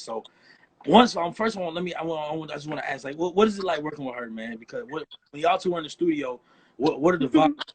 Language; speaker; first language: English; native; English